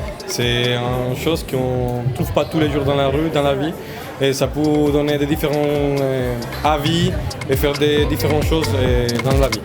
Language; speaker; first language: French; non-native, learner; Spanish